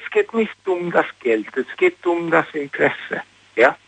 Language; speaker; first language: German; non-native, learner; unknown